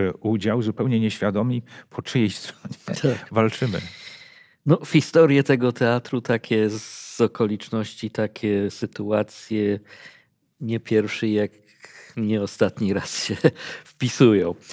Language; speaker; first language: Polish; native; Polish